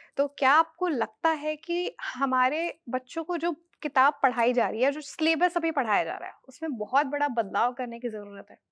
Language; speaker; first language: Hindi; native; Hindi